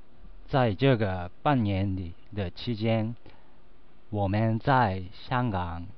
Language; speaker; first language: Chinese; non-native, learner; Japanese